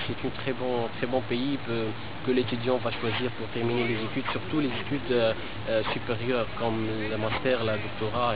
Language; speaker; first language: French; non-native, local second language; Arabic